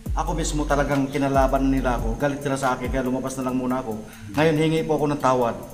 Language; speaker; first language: Filipino; non-native, local second language; Waray